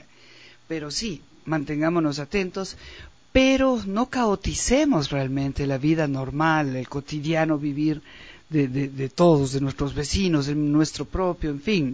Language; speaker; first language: Spanish; native; Spanish